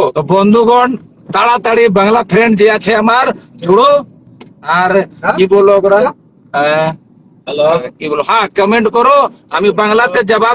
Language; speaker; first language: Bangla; non-native, learner; Hindi